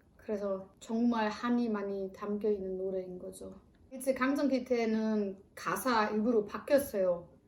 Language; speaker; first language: Korean; non-native, fluent; German